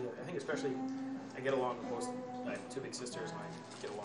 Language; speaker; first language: English; native; English